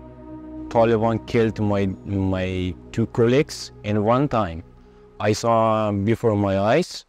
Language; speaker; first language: English; non-native, learner; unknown